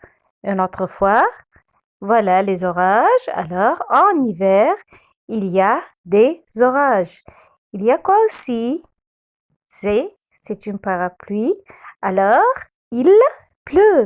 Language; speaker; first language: French; non-native, fluent; Arabic